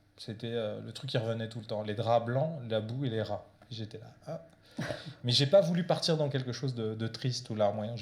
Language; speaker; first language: French; early bilingual, other home language; Portuguese